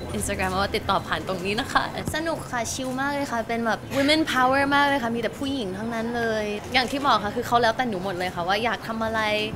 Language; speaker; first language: Thai; non-native, local second language; English